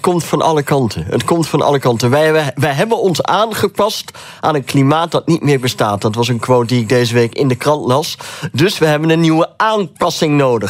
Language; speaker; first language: Dutch; native; Dutch